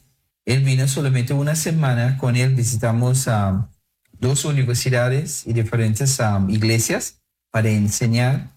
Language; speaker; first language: Spanish; non-native, fluent; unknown